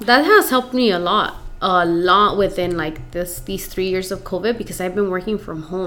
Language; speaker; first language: English; early bilingual, other home language; Spanish